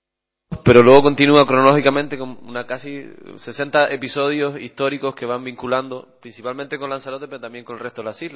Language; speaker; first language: Spanish; native; Spanish